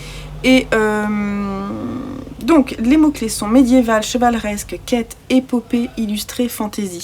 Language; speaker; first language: French; native; French